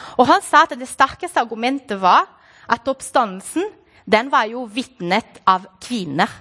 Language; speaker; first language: Norwegian; non-native, fluent; Portuguese